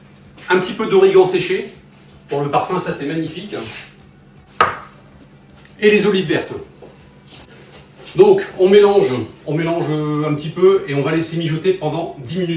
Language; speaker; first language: French; native; French